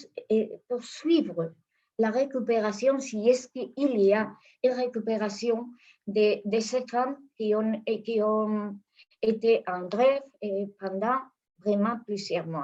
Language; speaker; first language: French; non-native, fluent; Spanish